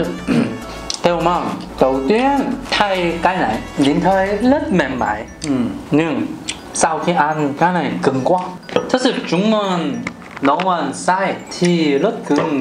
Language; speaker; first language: Vietnamese; non-native, learner; Korean